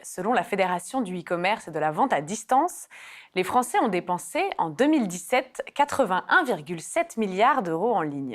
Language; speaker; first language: French; native; French